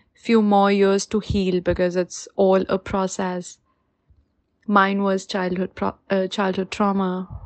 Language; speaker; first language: English; non-native, local second language; Hindi